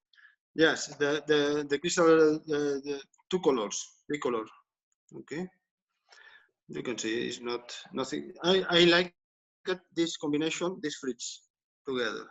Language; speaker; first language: English; non-native, learner; Spanish